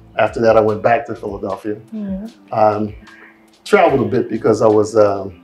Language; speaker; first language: English; native; English